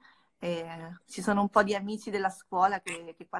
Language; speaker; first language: Italian; native; Italian